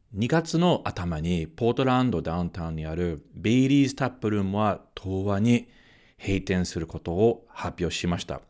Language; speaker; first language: Japanese; non-native, fluent; English